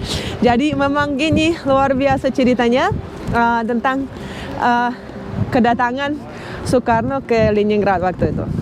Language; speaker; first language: Indonesian; non-native, fluent; Russian